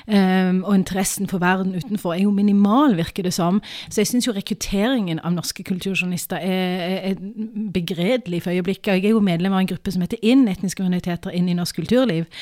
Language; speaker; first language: Norwegian; early bilingual, other home language; Urdu